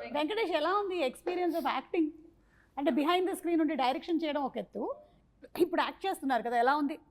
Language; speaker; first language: Telugu; non-native, local second language; Malayalam